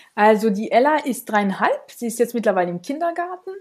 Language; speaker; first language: German; non-native, fluent; French